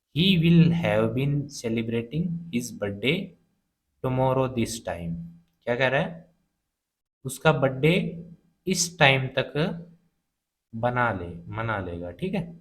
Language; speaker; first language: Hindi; native; Hindi